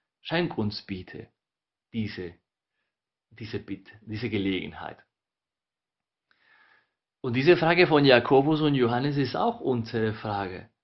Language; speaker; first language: German; non-native, fluent; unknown